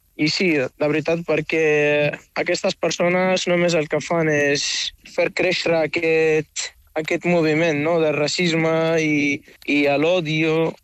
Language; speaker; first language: Catalan; non-native, fluent; Arabic